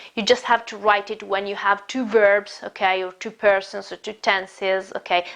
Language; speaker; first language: English; non-native, fluent; Italian